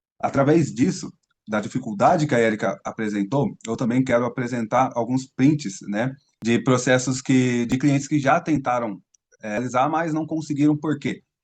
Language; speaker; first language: Portuguese; native; Portuguese